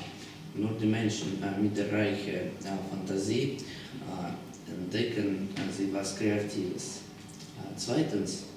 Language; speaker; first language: German; non-native, learner; Russian